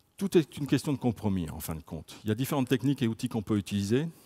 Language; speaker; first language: French; native; French